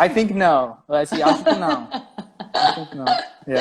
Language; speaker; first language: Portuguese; non-native, fluent; English